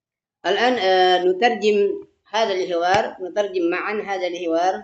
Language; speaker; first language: Arabic; non-native, fluent; Indonesian